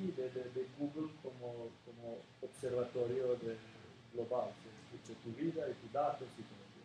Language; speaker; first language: Spanish; non-native, learner; Serbian